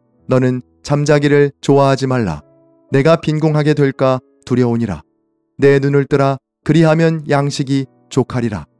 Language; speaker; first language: Korean; native; Korean